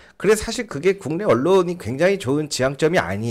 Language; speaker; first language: Korean; native; Korean